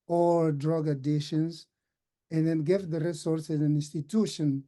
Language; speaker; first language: English; non-native, fluent; Portuguese